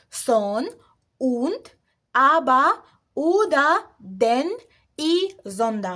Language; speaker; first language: German; non-native, fluent; Spanish